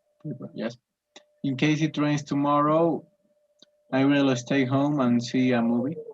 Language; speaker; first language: English; non-native, learner; Spanish